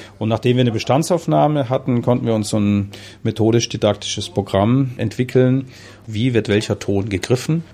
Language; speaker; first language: German; native; German